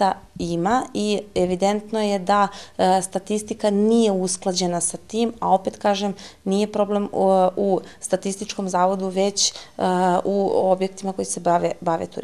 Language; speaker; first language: Serbian; native; Serbian